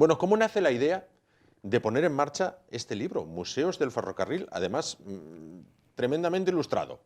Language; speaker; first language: Spanish; native; Spanish